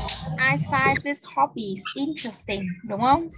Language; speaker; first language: English; non-native, fluent; Vietnamese